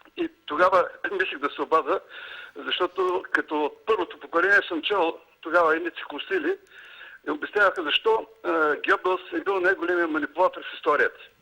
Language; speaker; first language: Bulgarian; native; Bulgarian